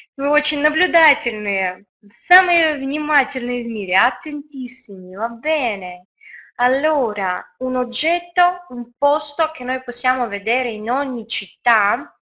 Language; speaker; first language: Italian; non-native, fluent; Russian